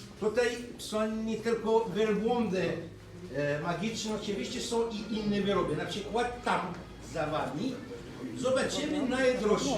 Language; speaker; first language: Polish; non-native, learner; Arabic